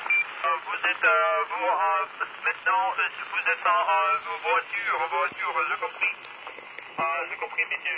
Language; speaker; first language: French; non-native, learner; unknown